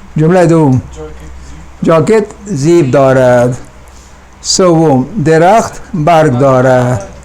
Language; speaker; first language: Persian; non-native, fluent; Urdu